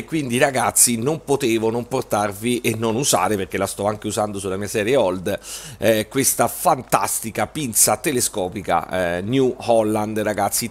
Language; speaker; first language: Italian; native; Italian